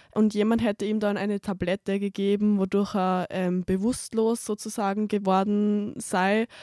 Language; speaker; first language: German; native; German